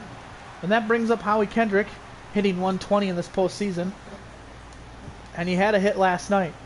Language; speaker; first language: English; native; English